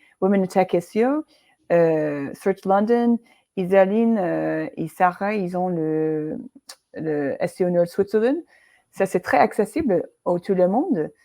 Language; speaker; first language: French; non-native, fluent; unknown